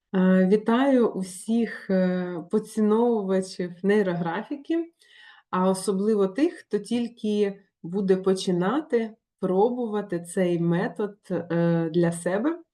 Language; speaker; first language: Ukrainian; non-native, local second language; Russian